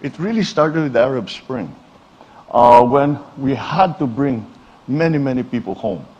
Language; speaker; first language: English; non-native, local second language; Filipino